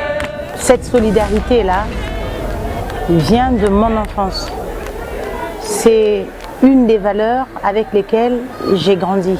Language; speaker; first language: French; non-native, local second language; Lingala